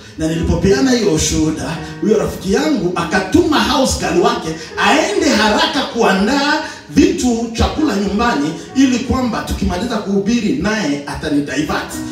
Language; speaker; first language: Swahili; native; Swahili